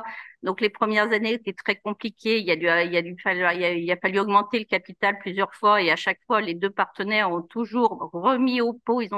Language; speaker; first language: French; native; French